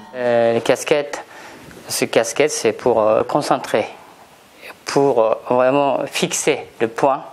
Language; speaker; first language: French; non-native, fluent; Japanese